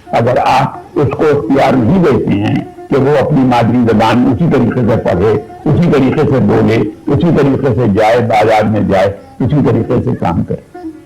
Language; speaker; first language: Urdu; native; Urdu